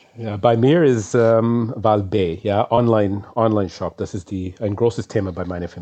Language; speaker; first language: German; non-native, fluent; English